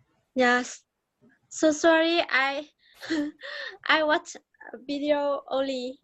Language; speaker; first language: English; non-native, learner; Vietnamese